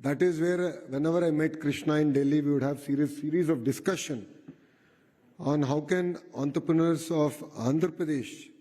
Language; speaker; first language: English; non-native, local second language; Telugu